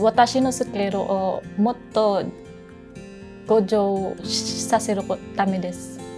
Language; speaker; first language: Japanese; non-native, learner; Cebuano